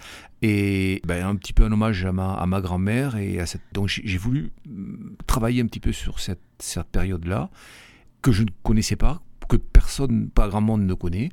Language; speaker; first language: French; native; French